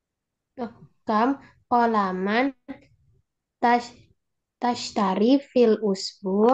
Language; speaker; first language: Arabic; non-native, learner; Indonesian